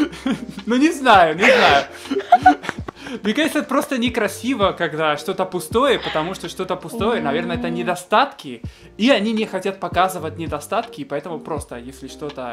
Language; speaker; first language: Russian; non-native, fluent; Spanish